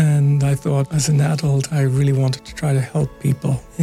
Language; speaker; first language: English; native; English